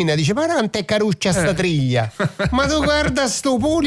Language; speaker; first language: Italian; native; Italian